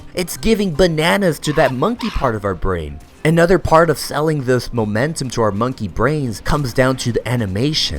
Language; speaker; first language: English; native; English